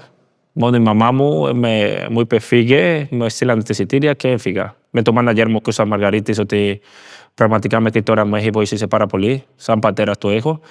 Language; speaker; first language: Greek; non-native, learner; Spanish